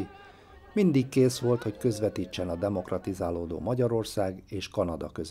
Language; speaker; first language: Hungarian; native; Hungarian